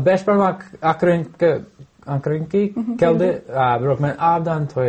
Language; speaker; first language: Kyrgyz; non-native, learner; English